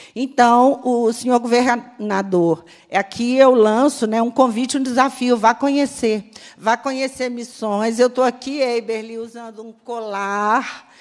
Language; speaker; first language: Portuguese; native; Portuguese